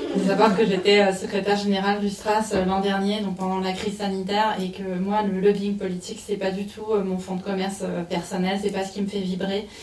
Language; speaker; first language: French; native; French